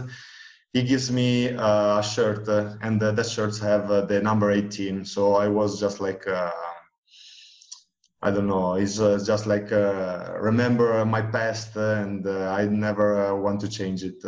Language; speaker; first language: English; non-native, fluent; Italian